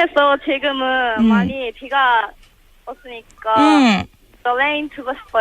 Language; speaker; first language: Korean; non-native, learner; Japanese